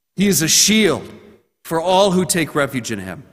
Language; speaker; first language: English; native; English